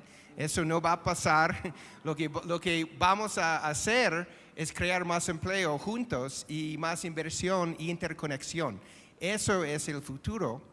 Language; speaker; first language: Spanish; non-native, fluent; English